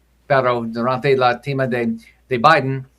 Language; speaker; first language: Spanish; non-native, learner; English